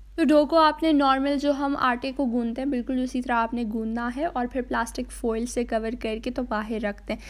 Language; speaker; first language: Urdu; native; Urdu